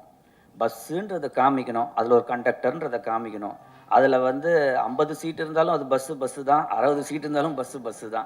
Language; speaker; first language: Tamil; native; Tamil